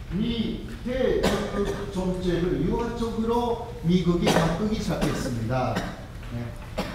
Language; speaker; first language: Korean; non-native, fluent; Japanese